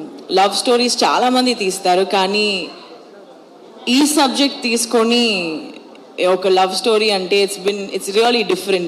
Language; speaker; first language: Telugu; non-native, local second language; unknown